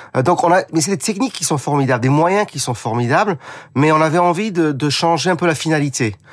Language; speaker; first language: French; non-native, fluent; English